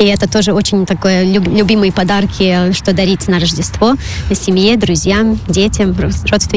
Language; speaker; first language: Russian; non-native, local second language; Latvian